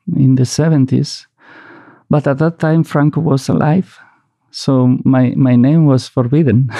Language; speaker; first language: English; non-native, fluent; Spanish